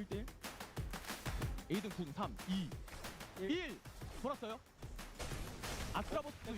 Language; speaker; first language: Korean; native; Korean